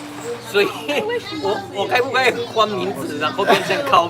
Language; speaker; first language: Chinese; non-native, fluent; Spanish